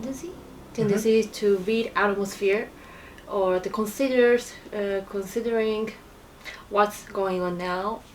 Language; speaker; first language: English; non-native, learner; Japanese